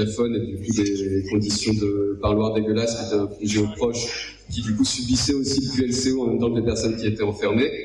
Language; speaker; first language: French; native; French